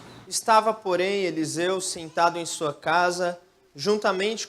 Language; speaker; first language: Portuguese; native; Portuguese